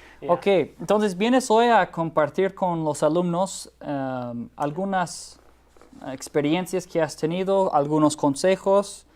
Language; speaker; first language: Spanish; non-native, fluent; English